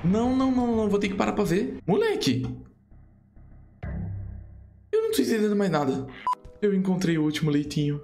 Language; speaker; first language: Portuguese; native; Portuguese